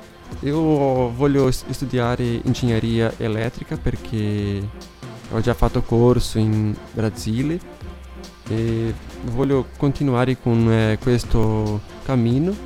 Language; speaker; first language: Italian; non-native, learner; Portuguese